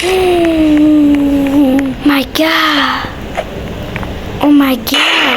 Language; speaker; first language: French; native; French